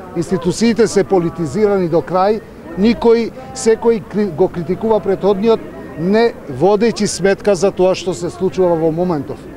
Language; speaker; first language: Macedonian; non-native, local second language; Albanian